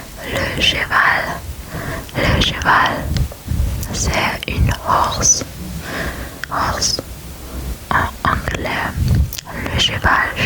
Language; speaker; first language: French; non-native, learner; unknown